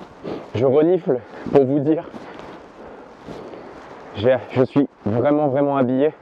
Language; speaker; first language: French; native; French